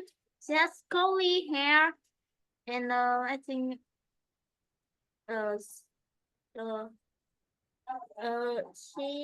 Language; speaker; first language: English; non-native, learner; Vietnamese